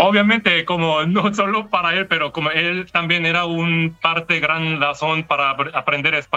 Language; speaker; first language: Spanish; non-native, fluent; Korean